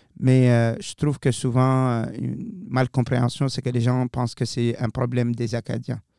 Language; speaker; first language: French; non-native, fluent; Arabic